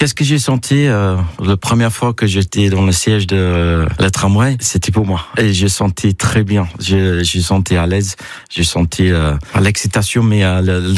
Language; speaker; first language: French; non-native, fluent; English